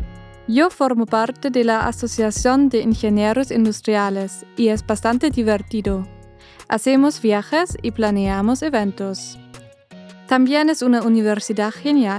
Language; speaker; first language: Spanish; non-native, fluent; German